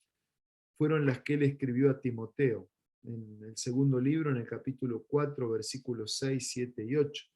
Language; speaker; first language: Spanish; native; Spanish